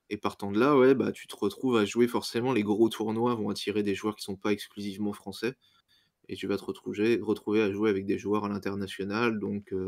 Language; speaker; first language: French; native; French